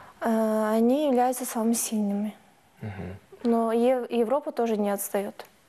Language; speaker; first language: Russian; non-native, local second language; Turkish